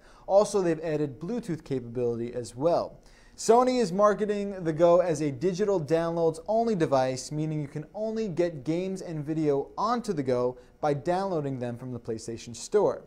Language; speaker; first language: English; native; English